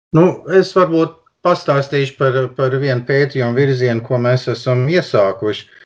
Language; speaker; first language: Latvian; early bilingual, heritage; Latvian